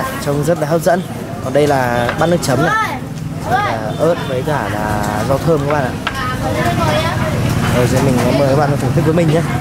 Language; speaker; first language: Vietnamese; native; Vietnamese